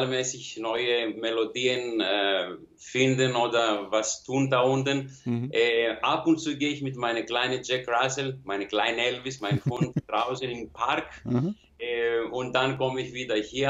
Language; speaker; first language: German; non-native, learner; Greek